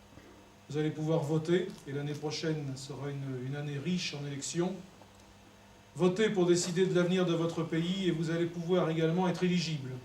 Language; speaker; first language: French; native; French